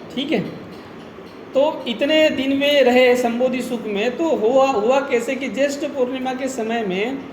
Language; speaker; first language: Hindi; non-native, local second language; Marathi